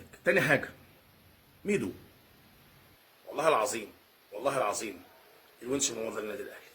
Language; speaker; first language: Arabic; native; Arabic